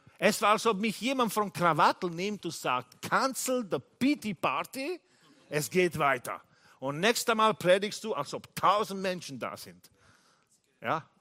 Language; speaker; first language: German; non-native, fluent; English